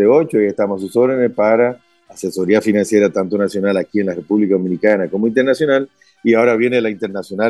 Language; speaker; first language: Spanish; native; Spanish